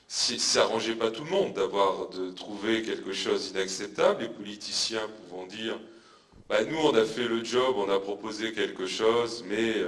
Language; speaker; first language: French; native; French